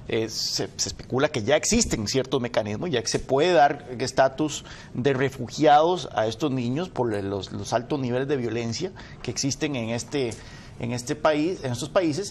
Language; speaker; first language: Spanish; native; Spanish